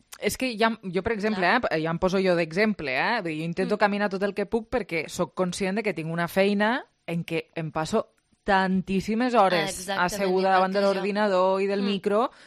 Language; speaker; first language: Catalan; native; Catalan